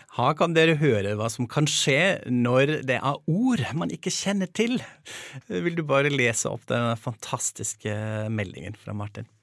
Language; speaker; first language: Norwegian; non-native, fluent; German